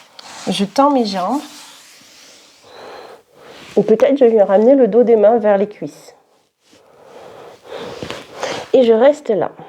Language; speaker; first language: French; native; French